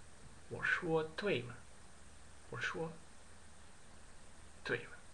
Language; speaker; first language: Chinese; non-native, learner; Dutch